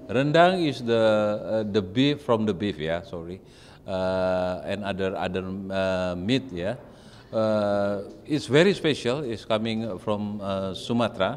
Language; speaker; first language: English; non-native, fluent; Indonesian